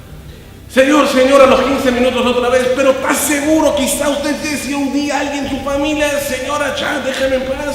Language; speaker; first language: Spanish; native; Spanish